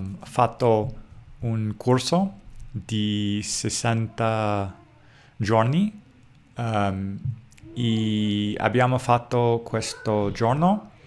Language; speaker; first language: Italian; non-native, learner; English